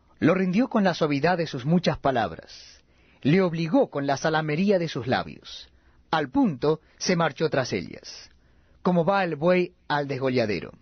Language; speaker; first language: Spanish; native; Spanish